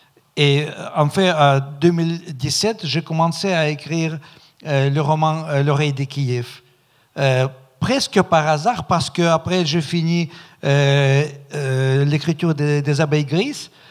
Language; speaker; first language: French; non-native, fluent; Russian